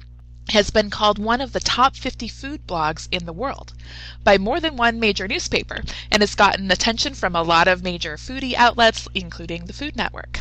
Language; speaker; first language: English; native; English